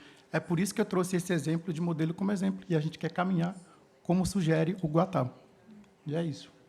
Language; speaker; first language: Portuguese; non-native, local second language; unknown